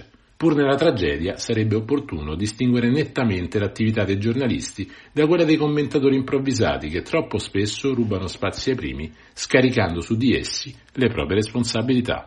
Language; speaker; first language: Italian; native; Italian